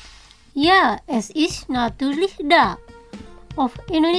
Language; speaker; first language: German; non-native, fluent; Indonesian